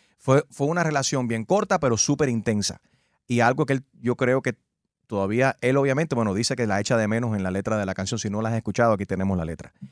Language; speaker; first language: Spanish; early bilingual, heritage; Spanish